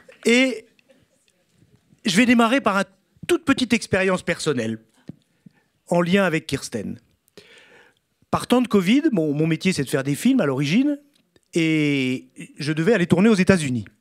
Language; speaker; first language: French; native; French